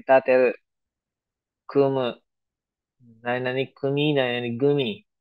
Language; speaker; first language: Japanese; non-native, fluent; Filipino